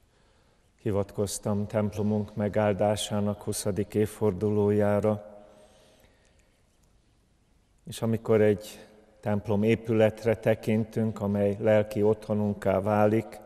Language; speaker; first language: Hungarian; native; Hungarian